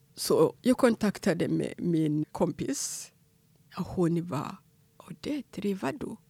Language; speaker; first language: Swedish; non-native, fluent; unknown